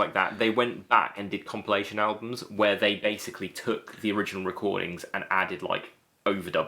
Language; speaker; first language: English; native; English